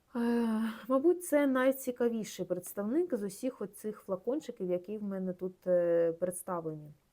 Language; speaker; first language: Ukrainian; non-native, local second language; Russian